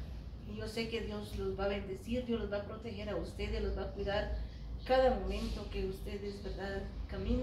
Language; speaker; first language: Spanish; native; Spanish